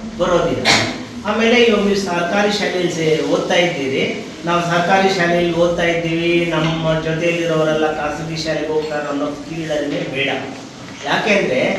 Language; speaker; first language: Kannada; native; Kannada